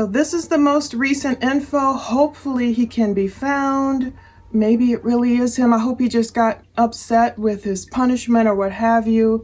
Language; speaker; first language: English; native; English